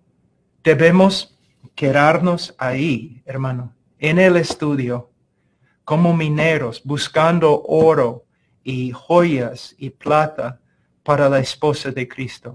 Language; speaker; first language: Spanish; non-native, fluent; English